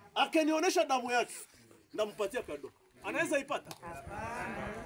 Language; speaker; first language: Swahili; non-native, local second language; Kinyarwanda